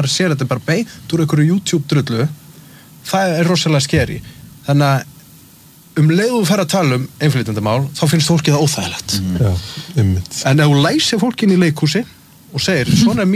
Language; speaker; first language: Icelandic; native; Icelandic